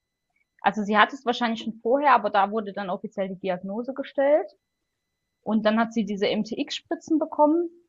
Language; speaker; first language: German; native; German